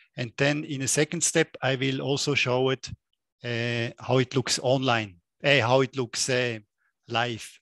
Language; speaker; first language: English; non-native, fluent; German